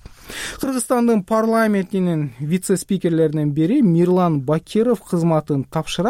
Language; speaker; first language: Kyrgyz; native; Kyrgyz